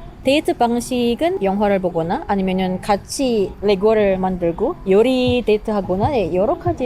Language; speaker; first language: Korean; non-native, learner; Indonesian